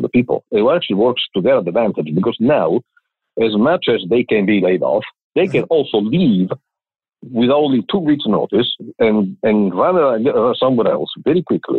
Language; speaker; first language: English; non-native, fluent; Italian